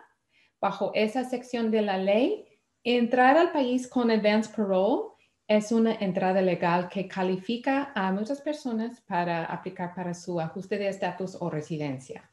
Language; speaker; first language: Spanish; non-native, fluent; English